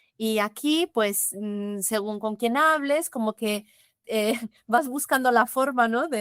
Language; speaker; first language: Spanish; non-native, fluent; Portuguese